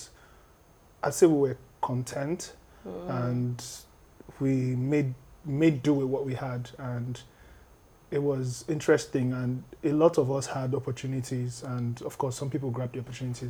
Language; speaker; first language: English; non-native, local second language; Yoruba